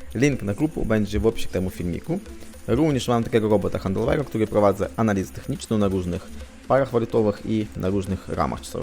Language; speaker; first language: Polish; non-native, fluent; Ukrainian